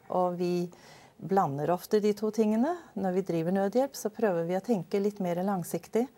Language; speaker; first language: Norwegian; early bilingual, other home language; Danish